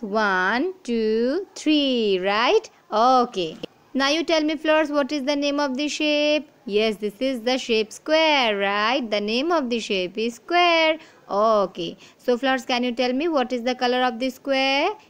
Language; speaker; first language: English; non-native, local second language; Bangla